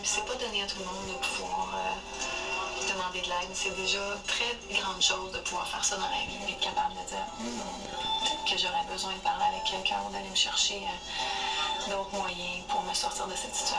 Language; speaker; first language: French; native; French